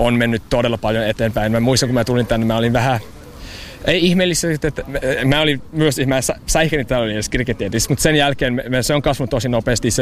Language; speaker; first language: Finnish; non-native, fluent; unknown